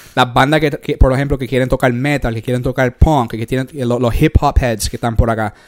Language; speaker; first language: Spanish; early bilingual, heritage; Spanish